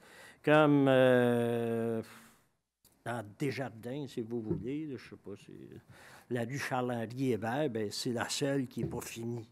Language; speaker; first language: French; native; French